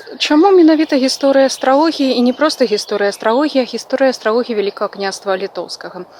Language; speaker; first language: Belarusian; non-native, local second language; Russian